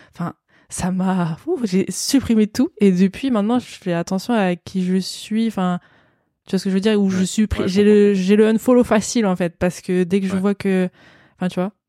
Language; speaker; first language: French; native; French